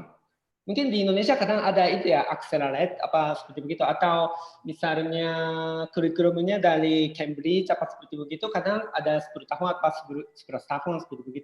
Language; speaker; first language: Indonesian; non-native, fluent; Japanese